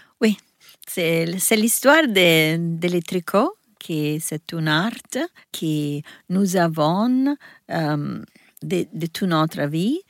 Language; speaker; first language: French; non-native, learner; Italian